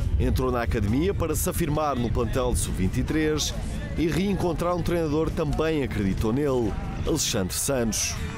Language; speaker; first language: Portuguese; native; Portuguese